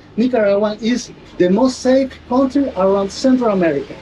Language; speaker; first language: English; non-native, learner; Spanish